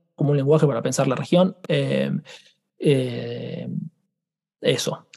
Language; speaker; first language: Spanish; native; Spanish